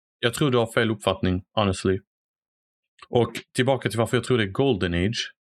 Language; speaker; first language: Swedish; native; Swedish